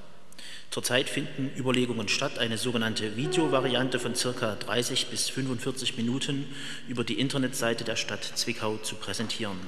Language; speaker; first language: German; native; German